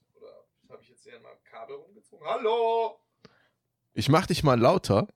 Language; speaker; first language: German; native; German